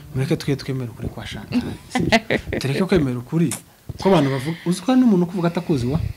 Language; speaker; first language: Kinyarwanda; native; Kinyarwanda